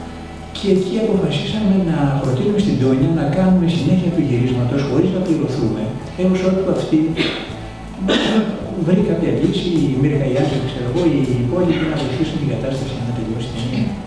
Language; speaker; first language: Greek; native; Greek